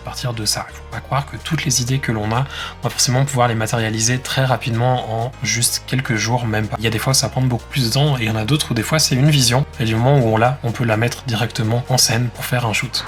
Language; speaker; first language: French; native; French